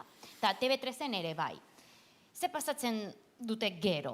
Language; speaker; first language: Basque; non-native, local second language; Catalan